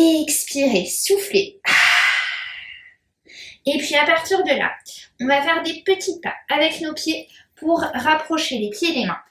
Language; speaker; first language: French; native; French